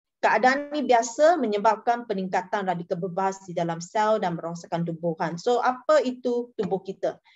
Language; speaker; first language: Malay; non-native, local second language; Chinese